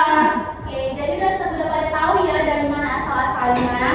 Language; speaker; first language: Indonesian; native; Indonesian